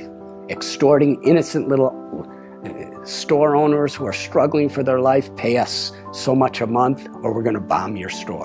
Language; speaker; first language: English; native; English